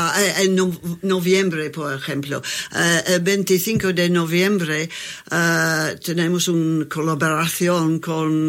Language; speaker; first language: Spanish; non-native, learner; English